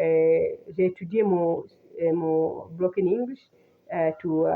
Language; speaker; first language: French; non-native, fluent; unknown